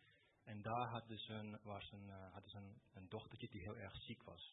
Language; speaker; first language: Dutch; early bilingual, other home language; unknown